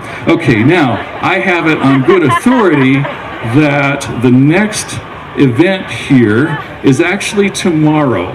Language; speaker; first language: English; native; English